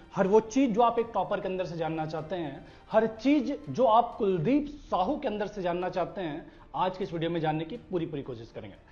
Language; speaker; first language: Hindi; native; Hindi